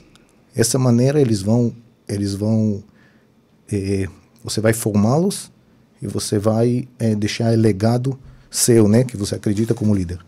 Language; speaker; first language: Portuguese; non-native, fluent; Hebrew